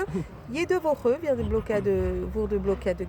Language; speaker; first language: German; non-native, fluent; French